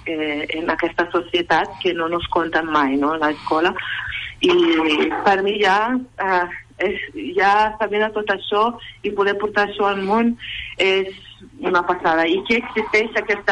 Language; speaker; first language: Catalan; non-native, fluent; Portuguese